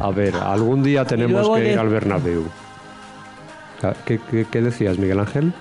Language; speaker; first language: Spanish; native; Spanish